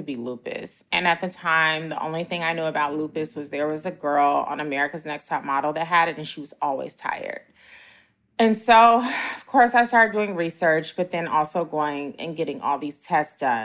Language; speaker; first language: English; native; English